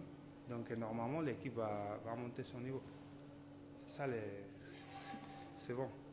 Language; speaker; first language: French; non-native, learner; Spanish